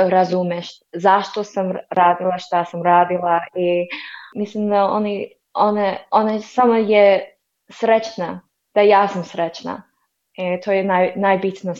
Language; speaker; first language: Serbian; non-native, learner; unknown